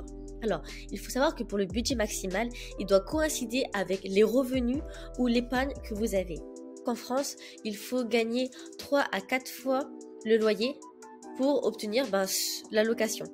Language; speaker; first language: French; native; French